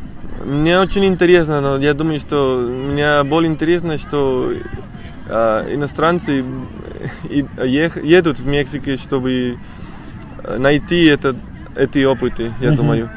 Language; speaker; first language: Russian; non-native, learner; Spanish